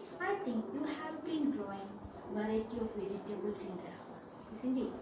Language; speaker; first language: English; non-native, local second language; Malayalam